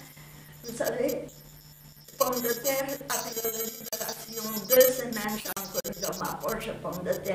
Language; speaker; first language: French; non-native, fluent; Hungarian